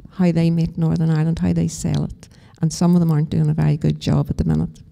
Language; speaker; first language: English; native; English